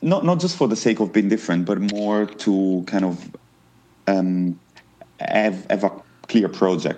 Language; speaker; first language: English; non-native, fluent; Italian